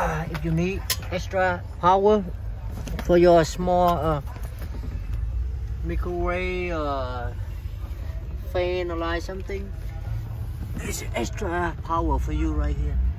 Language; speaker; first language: English; non-native, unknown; Vietnamese